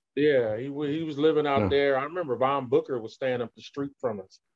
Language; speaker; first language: English; native; English